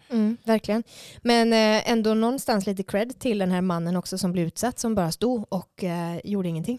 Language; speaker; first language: Swedish; native; Swedish